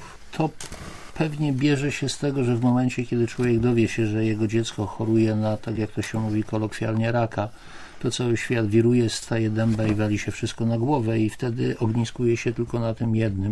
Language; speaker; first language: Polish; native; Polish